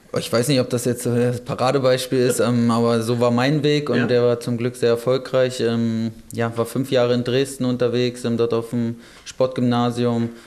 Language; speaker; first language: German; native; German